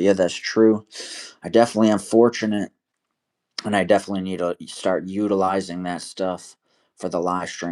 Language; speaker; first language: English; native; English